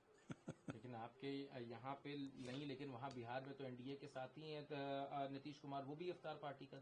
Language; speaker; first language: Hindi; native; Hindi